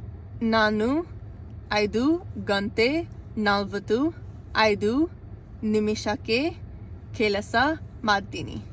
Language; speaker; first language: Kannada; non-native, learner; English